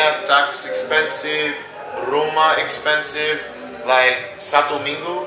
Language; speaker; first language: English; non-native, learner; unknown